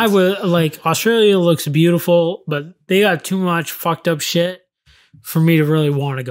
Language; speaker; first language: English; native; English